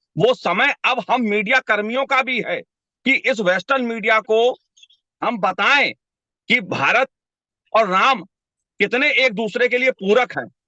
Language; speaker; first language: Hindi; native; Hindi